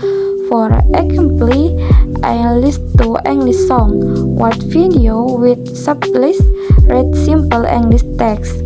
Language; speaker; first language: English; non-native, learner; Indonesian